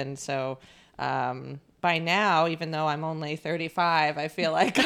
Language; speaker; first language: English; native; English